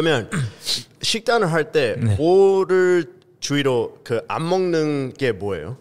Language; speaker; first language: Korean; early bilingual, heritage; Korean